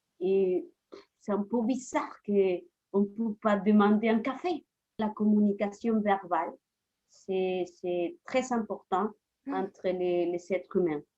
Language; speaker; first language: French; non-native, fluent; Spanish